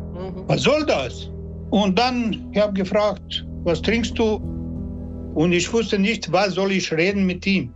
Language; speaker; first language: German; non-native, learner; Croatian